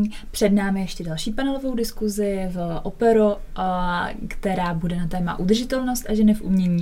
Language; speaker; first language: Czech; native; Czech